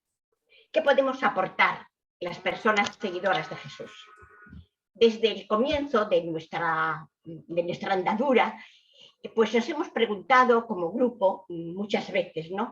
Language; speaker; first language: Spanish; native; Spanish